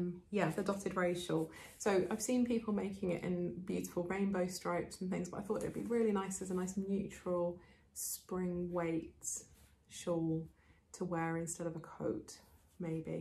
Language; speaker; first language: English; native; English